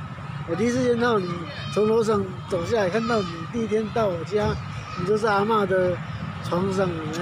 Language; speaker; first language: Chinese; native; Chinese